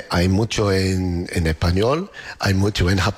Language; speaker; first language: Spanish; non-native, learner; English